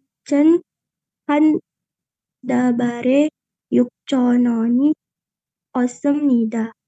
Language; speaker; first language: Korean; non-native, learner; Indonesian